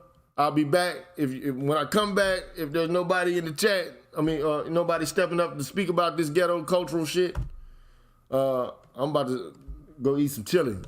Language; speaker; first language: English; native; English